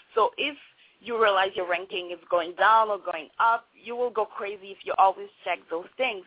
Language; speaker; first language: English; non-native, fluent; French